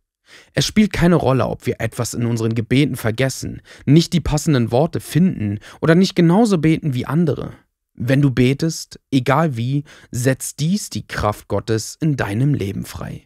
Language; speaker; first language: German; native; German